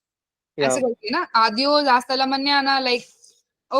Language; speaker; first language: Spanish; non-native, fluent; Hindi